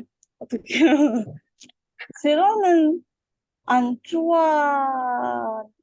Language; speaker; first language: Korean; non-native, learner; Indonesian